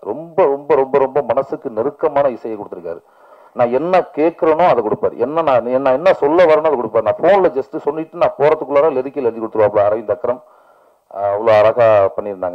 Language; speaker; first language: Tamil; native; Tamil